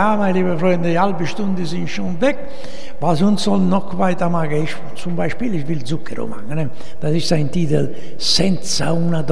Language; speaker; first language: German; non-native, learner; Italian